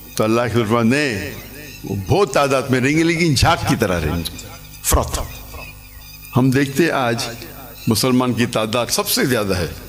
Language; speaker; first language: Urdu; non-native, local second language; Konkani